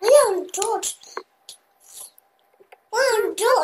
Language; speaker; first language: Chinese; early bilingual, heritage; Chinese